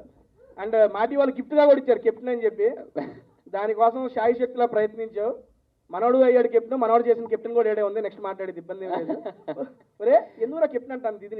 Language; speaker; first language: Telugu; native; Telugu